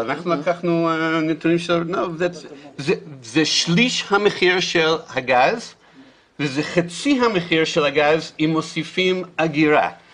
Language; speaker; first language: Hebrew; non-native, fluent; English